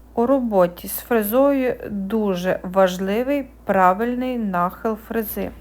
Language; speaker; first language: Ukrainian; native; Ukrainian